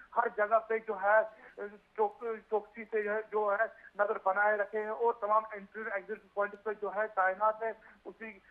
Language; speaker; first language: Urdu; non-native, local second language; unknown